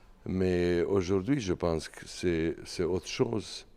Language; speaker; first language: French; non-native, learner; Serbian